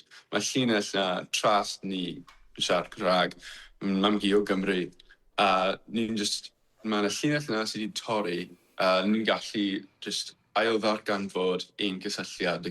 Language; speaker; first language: Welsh; non-native, learner; English